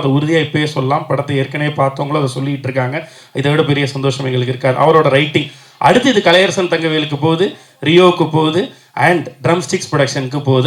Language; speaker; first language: Tamil; native; Tamil